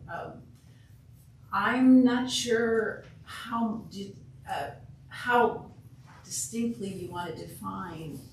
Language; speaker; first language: English; native; English